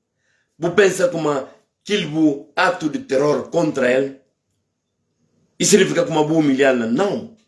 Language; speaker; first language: Portuguese; non-native, local second language; Upper Guinea Crioulo